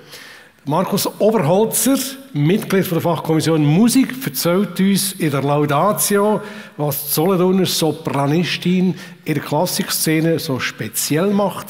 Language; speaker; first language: German; native; German